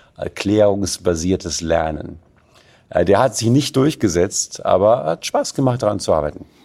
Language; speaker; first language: German; native; German